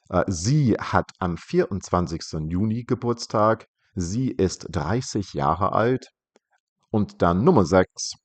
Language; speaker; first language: German; non-native, fluent; English